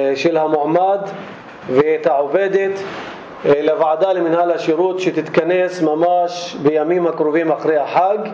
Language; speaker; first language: Hebrew; non-native, local second language; Arabic